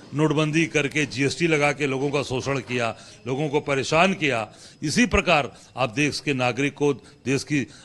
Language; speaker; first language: Hindi; native; Hindi